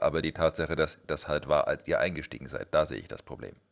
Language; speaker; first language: German; native; German